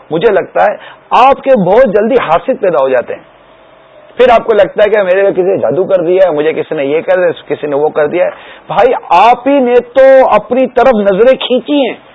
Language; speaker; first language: Urdu; native; Urdu